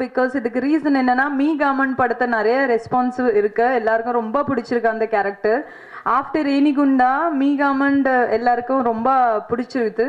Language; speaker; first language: Tamil; non-native, learner; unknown